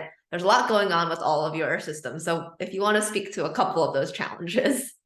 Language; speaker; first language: English; native; English